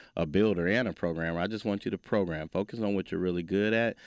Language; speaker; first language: English; native; English